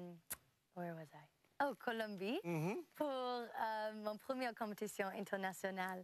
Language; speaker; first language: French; non-native, local second language; English